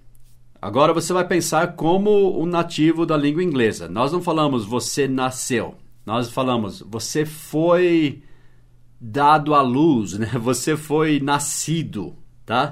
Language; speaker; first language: Portuguese; non-native, fluent; English